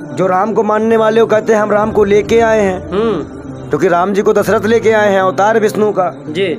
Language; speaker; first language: Hindi; native; Hindi